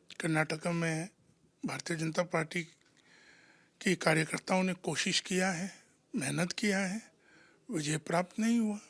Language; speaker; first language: Hindi; non-native, local second language; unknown